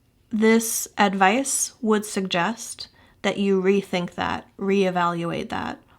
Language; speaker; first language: English; native; English